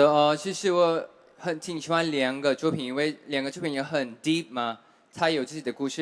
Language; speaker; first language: Chinese; non-native, fluent; Thai